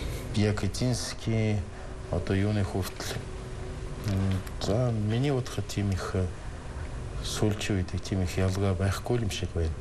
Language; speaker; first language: Mongolian; non-native, fluent; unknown